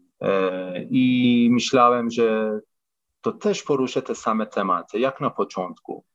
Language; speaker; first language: Polish; non-native, fluent; Persian